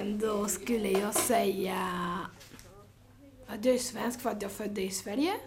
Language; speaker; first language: Swedish; early bilingual, heritage; Swedish